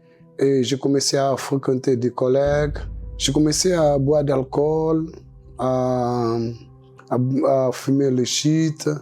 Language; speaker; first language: French; non-native, local second language; Portuguese